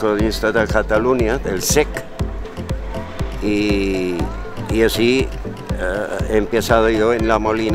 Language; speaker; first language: Spanish; non-native, fluent; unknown